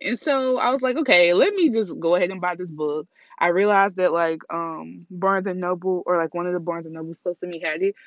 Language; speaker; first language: English; native; English